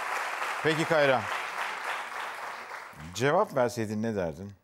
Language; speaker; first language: Turkish; native; Turkish